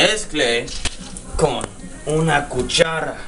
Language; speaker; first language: Spanish; non-native, learner; English